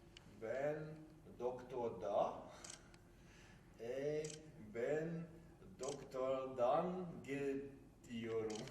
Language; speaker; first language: Turkish; non-native, learner; German